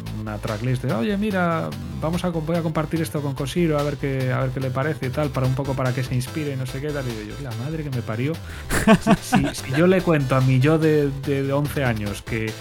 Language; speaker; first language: Spanish; native; Spanish